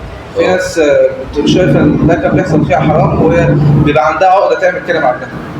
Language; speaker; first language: Arabic; native; Arabic